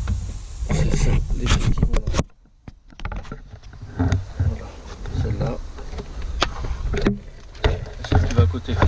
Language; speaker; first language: French; native; French